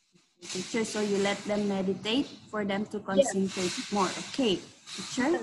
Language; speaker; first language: English; non-native, fluent; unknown